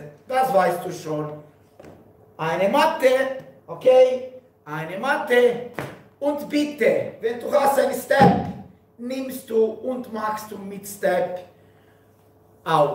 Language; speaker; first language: German; non-native, learner; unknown